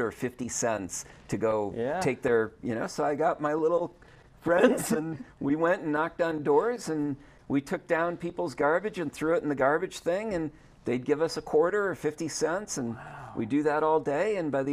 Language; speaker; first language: English; native; English